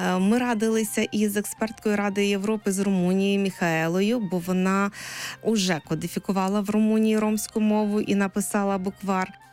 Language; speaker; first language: Ukrainian; native; Ukrainian